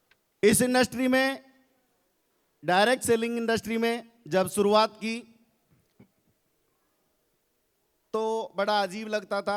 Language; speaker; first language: Hindi; native; Hindi